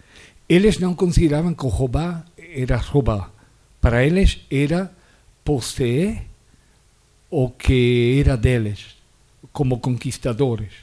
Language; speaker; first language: Portuguese; non-native, fluent; Spanish